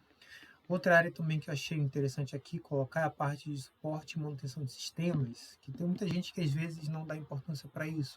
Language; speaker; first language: Portuguese; native; Portuguese